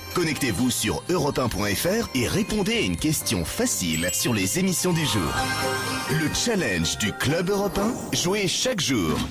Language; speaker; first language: French; native; French